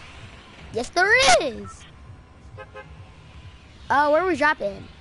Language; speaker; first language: English; native; English